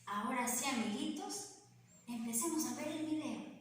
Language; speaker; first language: Spanish; native; Spanish